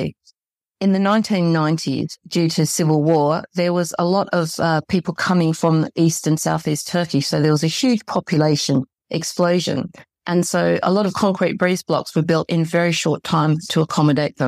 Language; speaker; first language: English; native; English